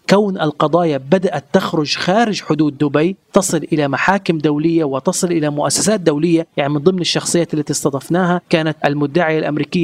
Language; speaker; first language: Arabic; native; Arabic